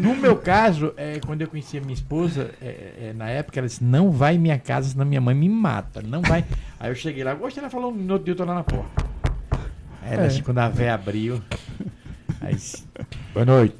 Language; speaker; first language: Portuguese; native; Portuguese